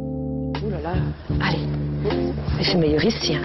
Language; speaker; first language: French; native; French